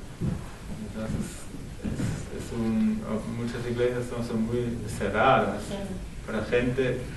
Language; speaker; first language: Spanish; non-native, fluent; German